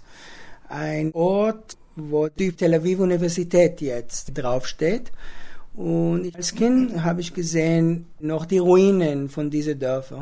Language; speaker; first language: German; non-native, fluent; Hebrew